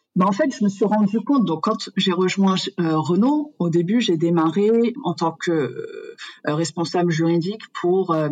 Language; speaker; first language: French; native; French